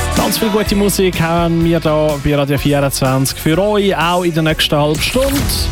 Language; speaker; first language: German; native; German